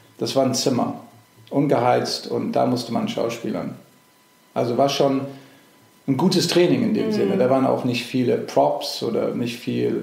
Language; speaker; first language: German; early bilingual, other home language; English